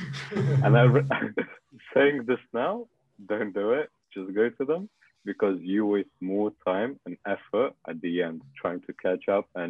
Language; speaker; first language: English; non-native, fluent; Russian